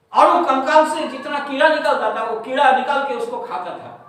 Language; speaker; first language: Hindi; non-native, local second language; Bangla